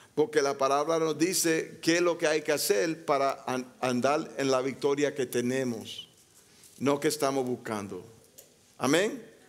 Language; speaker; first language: Spanish; non-native, learner; English